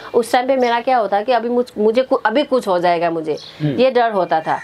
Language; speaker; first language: Hindi; non-native, local second language; Nepali